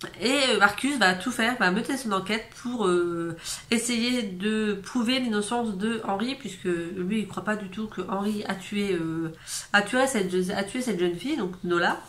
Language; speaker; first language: French; native; French